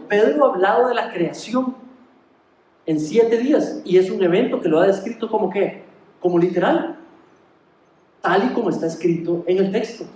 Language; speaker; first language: Spanish; native; Spanish